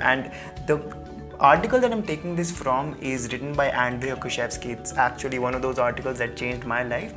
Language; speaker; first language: English; non-native, local second language; Hindi